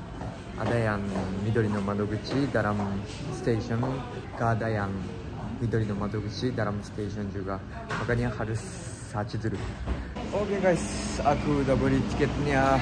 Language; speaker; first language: Indonesian; non-native, fluent; Japanese